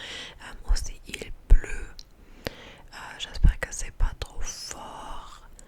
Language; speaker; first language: French; non-native, fluent; English